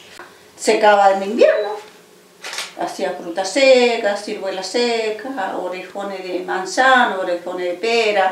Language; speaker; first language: Spanish; native; Spanish